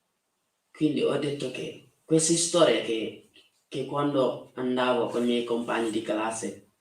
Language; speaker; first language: Italian; non-native, fluent; Wolof